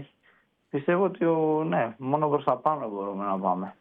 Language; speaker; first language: Greek; early bilingual, heritage; Greek